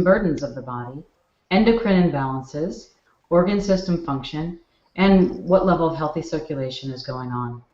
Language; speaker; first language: English; native; English